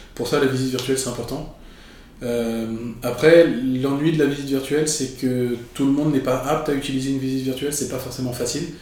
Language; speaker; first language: French; native; French